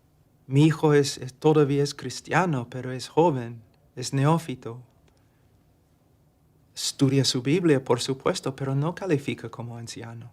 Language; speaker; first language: Spanish; non-native, fluent; English